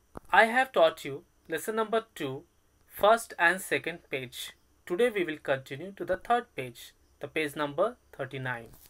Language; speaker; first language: English; non-native, local second language; Bangla